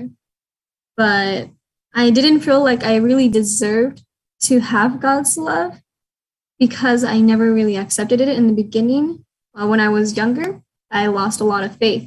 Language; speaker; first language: English; native; English